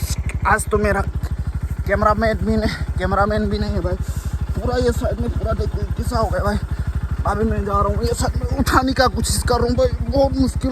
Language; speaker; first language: Hindi; non-native, local second language; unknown